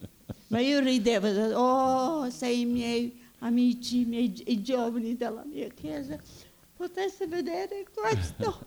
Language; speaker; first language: Italian; early bilingual, heritage; Italian